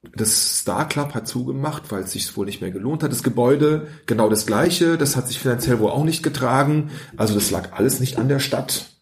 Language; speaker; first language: German; early bilingual, other home language; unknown